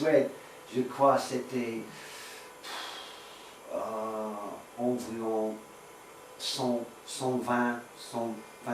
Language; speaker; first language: French; non-native, learner; Swedish